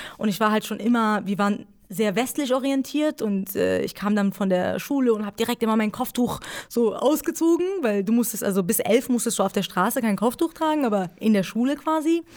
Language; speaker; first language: German; early bilingual, other home language; Persian